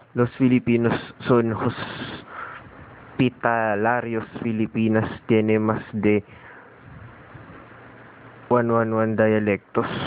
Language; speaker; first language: Spanish; non-native, learner; Filipino